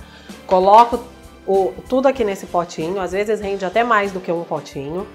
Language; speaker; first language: Portuguese; native; Portuguese